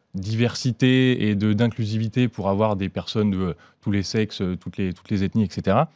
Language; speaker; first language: French; native; French